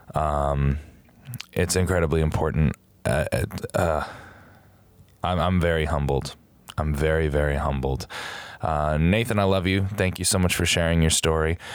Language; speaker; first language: English; native; English